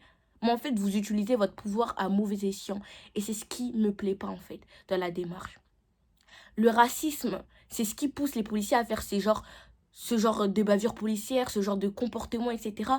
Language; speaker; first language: French; native; French